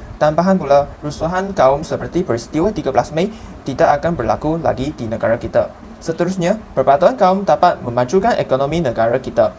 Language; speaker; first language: Malay; non-native, local second language; Chinese